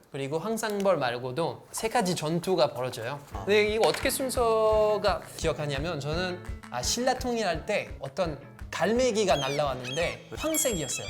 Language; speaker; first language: Korean; non-native, fluent; French